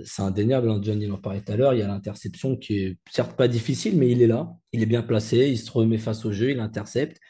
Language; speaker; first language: French; native; French